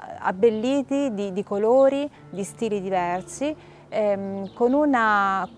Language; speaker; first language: Italian; native; Italian